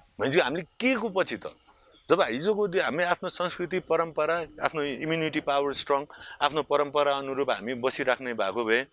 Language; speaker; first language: Nepali; native; Nepali